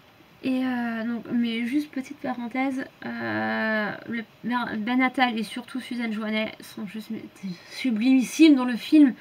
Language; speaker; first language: French; native; French